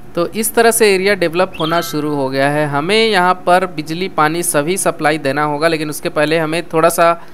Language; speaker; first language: Hindi; native; Hindi